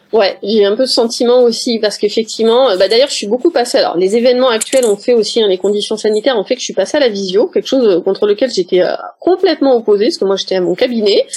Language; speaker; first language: French; native; French